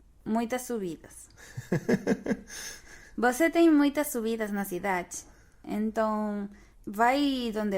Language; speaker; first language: Portuguese; non-native, fluent; Spanish